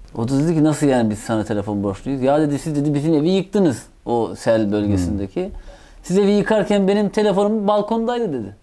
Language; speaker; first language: Turkish; native; Turkish